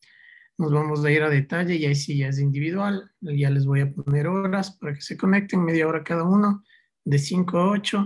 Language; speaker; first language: Spanish; native; Spanish